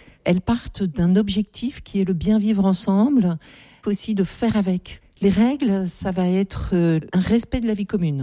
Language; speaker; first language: French; native; French